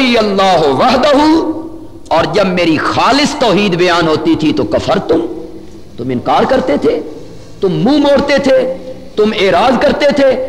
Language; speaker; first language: Urdu; non-native, local second language; Punjabi